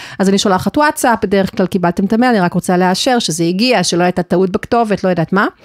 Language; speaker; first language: Hebrew; native; Hebrew